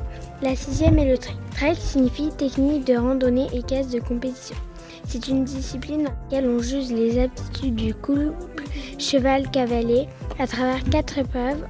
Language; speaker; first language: French; native; French